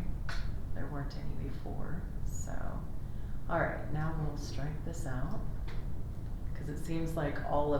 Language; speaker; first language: English; native; English